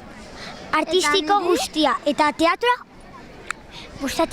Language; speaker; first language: Basque; non-native, local second language; Spanish